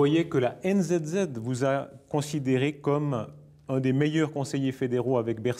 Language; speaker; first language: French; native; French